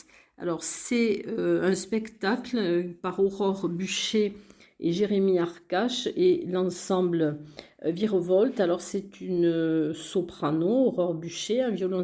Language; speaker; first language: French; native; French